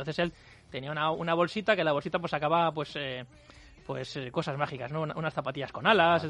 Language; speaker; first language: Spanish; native; Spanish